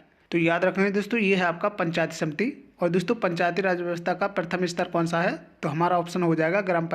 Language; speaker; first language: Hindi; native; Hindi